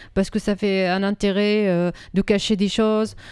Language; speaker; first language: French; non-native, fluent; Arabic